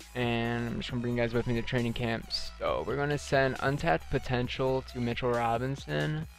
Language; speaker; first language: English; native; English